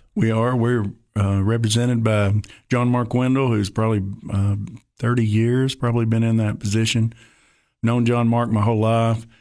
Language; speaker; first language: English; native; English